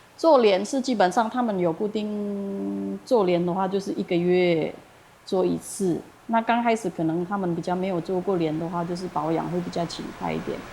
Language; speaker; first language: Chinese; non-native, fluent; Indonesian